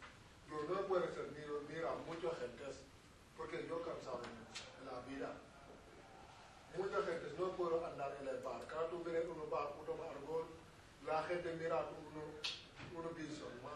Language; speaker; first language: Spanish; non-native, learner; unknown